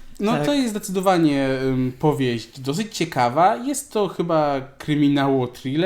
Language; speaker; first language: Polish; native; Polish